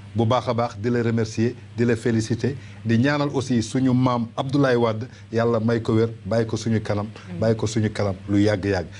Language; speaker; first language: Wolof; native; Wolof